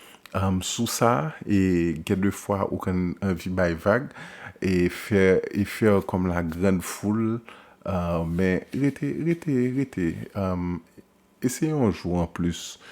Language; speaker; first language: French; non-native, local second language; Haitian Creole